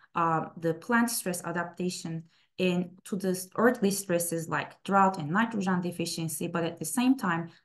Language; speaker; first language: English; non-native, fluent; Turkish